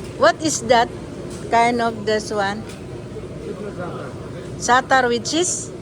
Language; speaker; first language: English; non-native, learner; Filipino